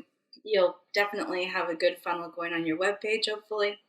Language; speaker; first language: English; native; English